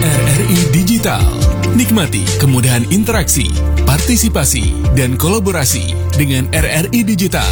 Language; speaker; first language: Indonesian; native; Indonesian